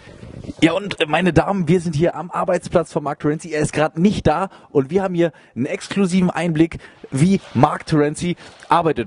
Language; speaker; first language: German; native; German